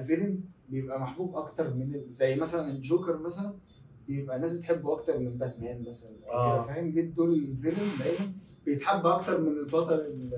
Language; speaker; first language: Arabic; native; Arabic